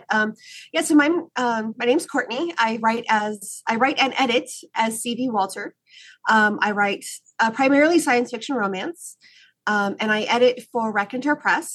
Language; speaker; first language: English; native; English